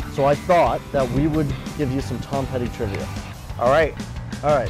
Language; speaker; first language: English; native; English